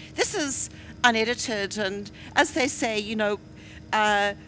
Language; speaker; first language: English; native; English